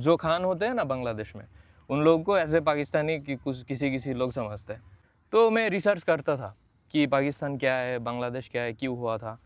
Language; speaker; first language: Hindi; non-native, fluent; Bangla